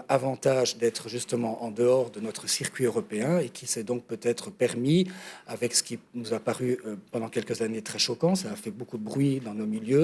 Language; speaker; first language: French; native; French